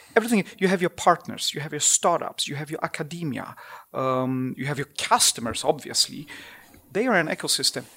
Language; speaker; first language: English; non-native, fluent; Polish